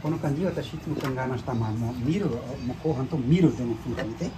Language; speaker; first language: Japanese; non-native, learner; Portuguese